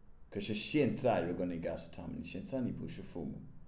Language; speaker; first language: Chinese; non-native, learner; English